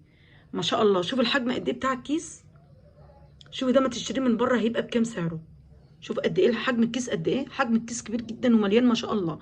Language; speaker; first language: Arabic; native; Arabic